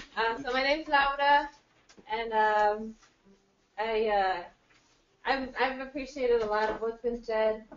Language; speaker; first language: English; native; English